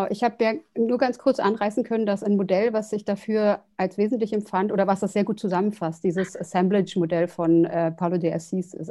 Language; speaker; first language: German; native; German